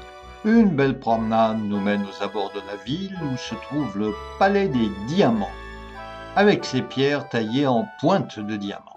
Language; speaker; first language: French; native; French